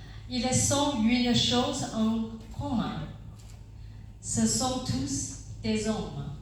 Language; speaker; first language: French; non-native, fluent; Chinese